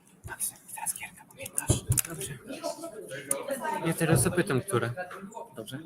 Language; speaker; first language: Polish; non-native, fluent; Ukrainian